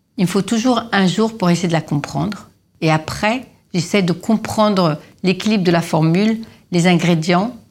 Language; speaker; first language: French; native; French